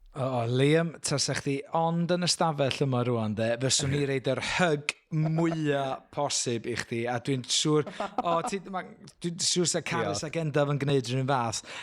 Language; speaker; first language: Welsh; native; Welsh